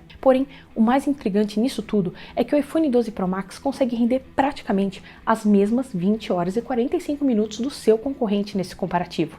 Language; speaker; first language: Portuguese; native; Portuguese